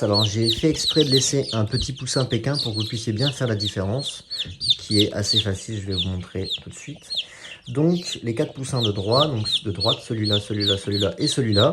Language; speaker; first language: French; native; French